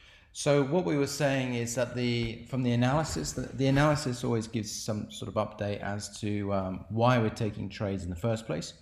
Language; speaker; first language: English; native; English